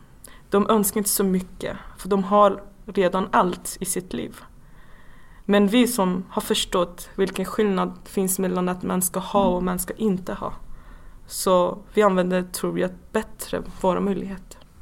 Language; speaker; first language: Swedish; non-native, fluent; Persian